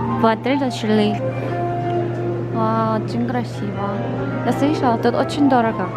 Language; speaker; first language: Russian; non-native, learner; Korean